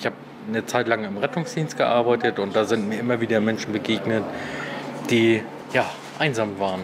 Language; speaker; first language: German; native; German